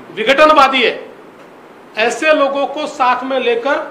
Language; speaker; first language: Hindi; non-native, local second language; Marathi